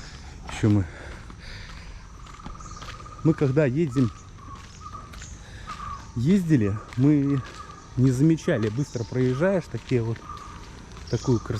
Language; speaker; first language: Russian; native; Russian